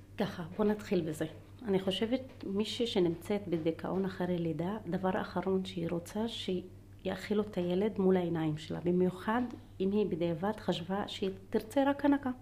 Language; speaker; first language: Hebrew; non-native, local second language; Arabic